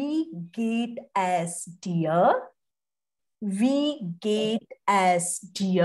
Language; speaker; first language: German; non-native, fluent; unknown